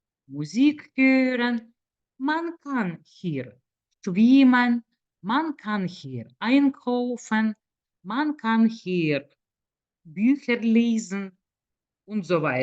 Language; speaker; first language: German; non-native, fluent; Lithuanian